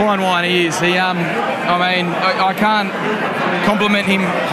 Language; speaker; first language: English; native; English